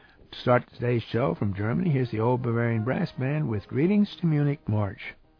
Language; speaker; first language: English; early bilingual, other home language; German